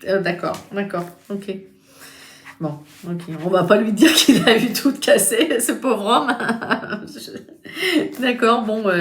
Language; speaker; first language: French; native; French